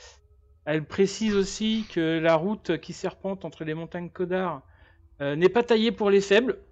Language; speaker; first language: French; native; French